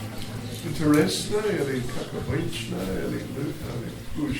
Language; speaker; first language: Russian; non-native, learner; English